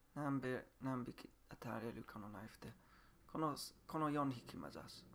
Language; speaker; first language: Japanese; non-native, learner; English